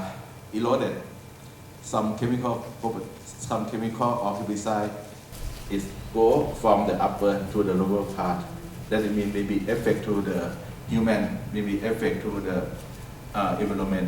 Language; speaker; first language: English; non-native, learner; Thai